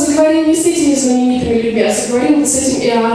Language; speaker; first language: Russian; native; Russian